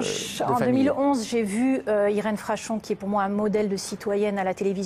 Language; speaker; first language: French; native; French